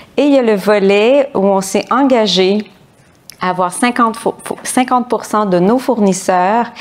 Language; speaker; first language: French; native; French